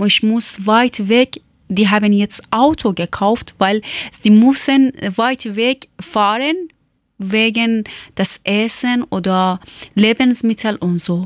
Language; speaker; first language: German; non-native, learner; Persian